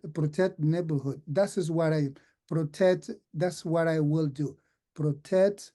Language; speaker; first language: English; non-native, fluent; Portuguese